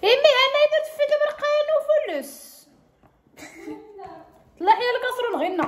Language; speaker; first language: Arabic; native; Arabic